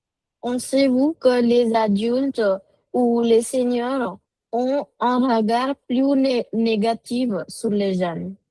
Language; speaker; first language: French; non-native, fluent; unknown